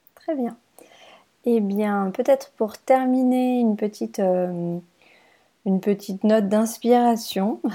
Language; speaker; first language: French; native; French